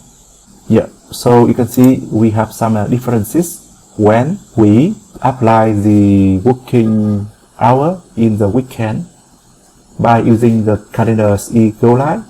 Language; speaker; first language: English; non-native, fluent; Vietnamese